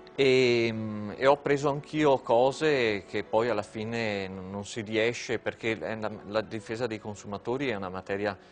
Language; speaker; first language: Italian; native; Italian